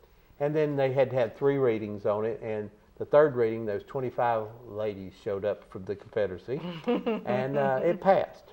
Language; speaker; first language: English; native; English